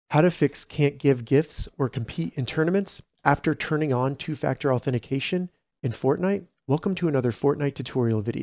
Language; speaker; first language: English; native; English